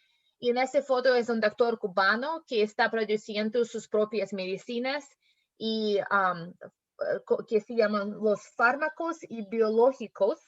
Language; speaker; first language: Spanish; non-native, learner; English